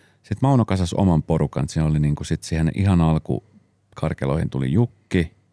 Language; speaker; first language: Finnish; early bilingual, other home language; Spanish